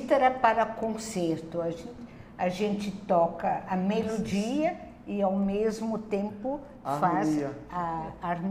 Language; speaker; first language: Portuguese; non-native, local second language; German